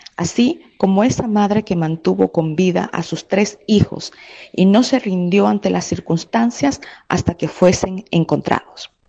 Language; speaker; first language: Spanish; native; Spanish